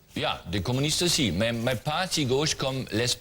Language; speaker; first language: French; non-native, learner; German